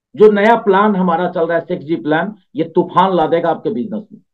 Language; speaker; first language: Hindi; native; Hindi